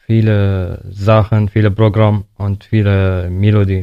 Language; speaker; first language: German; non-native, learner; Arabic